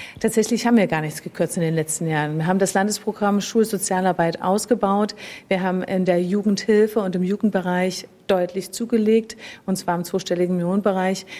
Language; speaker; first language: German; native; German